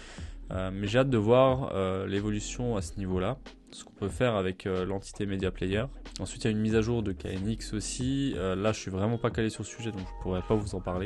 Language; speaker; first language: French; native; French